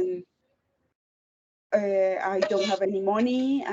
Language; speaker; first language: English; non-native, learner; Spanish